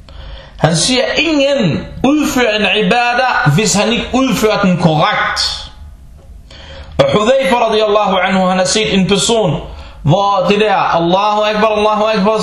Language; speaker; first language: Danish; early bilingual, other home language; Arabic